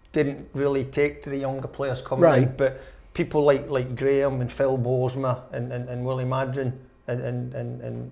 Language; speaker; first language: English; native; English